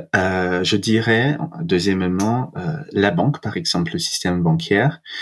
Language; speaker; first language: French; non-native, fluent; Portuguese